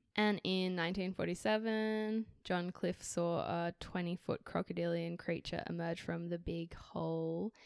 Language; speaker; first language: English; native; English